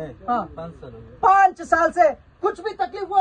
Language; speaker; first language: Hindi; non-native, local second language; Kannada